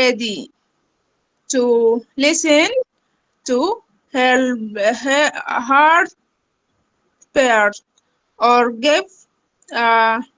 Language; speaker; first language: English; non-native, learner; Arabic